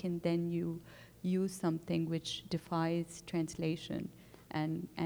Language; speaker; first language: English; non-native, local second language; Urdu